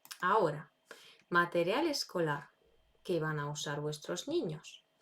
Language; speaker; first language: Spanish; non-native, fluent; Ukrainian